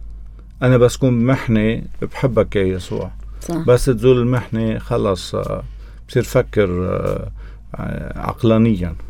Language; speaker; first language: Arabic; native; Arabic